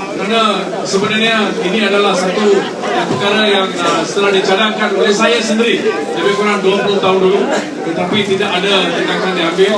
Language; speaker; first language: Malay; non-native, local second language; Tamil